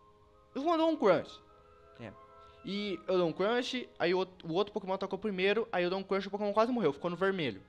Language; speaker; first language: Portuguese; native; Portuguese